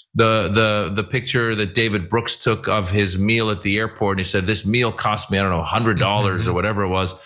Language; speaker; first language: English; non-native, fluent; Persian